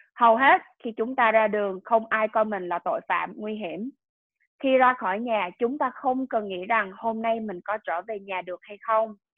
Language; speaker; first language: Vietnamese; early bilingual, heritage; Vietnamese